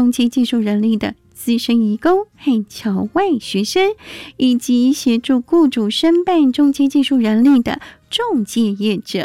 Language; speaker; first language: Chinese; native; Chinese